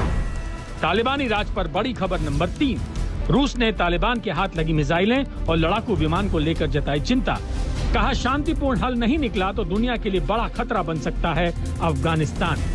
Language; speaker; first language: Hindi; native; Hindi